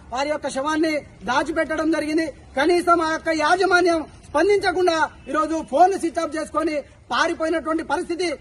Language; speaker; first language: Telugu; native; Telugu